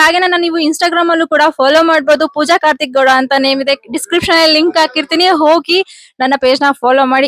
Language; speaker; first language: Kannada; native; Kannada